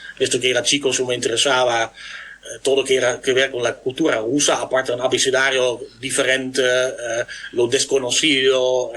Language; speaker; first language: Spanish; non-native, fluent; Dutch